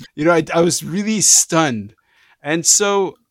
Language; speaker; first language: English; native; English